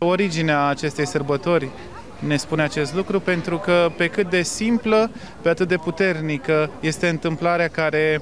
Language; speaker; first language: Romanian; native; Romanian